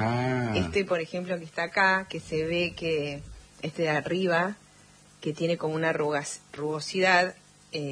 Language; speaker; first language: Spanish; native; Spanish